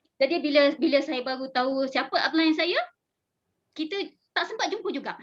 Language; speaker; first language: Malay; native; Malay